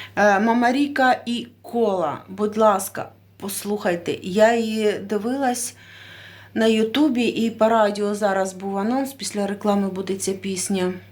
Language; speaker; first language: Ukrainian; non-native, local second language; Russian